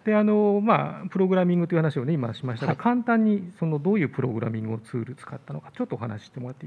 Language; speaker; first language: Japanese; native; Japanese